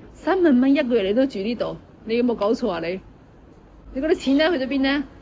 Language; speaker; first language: Cantonese; non-native, fluent; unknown